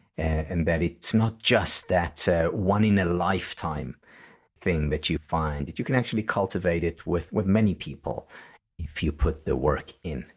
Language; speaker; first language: English; non-native, fluent; Hebrew